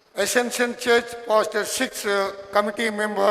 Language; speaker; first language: English; non-native, local second language; Telugu